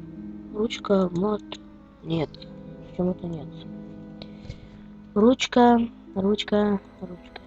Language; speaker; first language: Russian; native; Russian